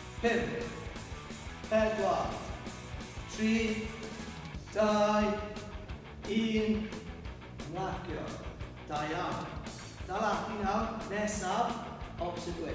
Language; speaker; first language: Welsh; non-native, local second language; English